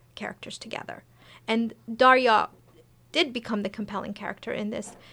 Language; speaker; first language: English; early bilingual, other home language; Persian